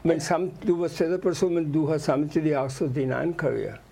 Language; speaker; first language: Danish; non-native, fluent; Urdu